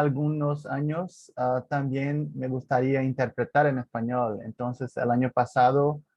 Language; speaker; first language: Spanish; non-native, fluent; Portuguese